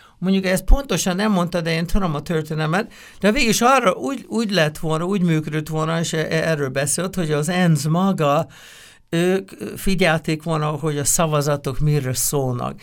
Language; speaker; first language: Hungarian; non-native, fluent; English